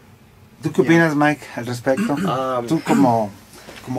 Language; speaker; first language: Spanish; native; Spanish